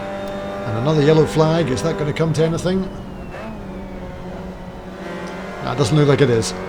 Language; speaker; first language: English; native; English